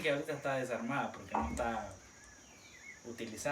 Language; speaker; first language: Spanish; native; Spanish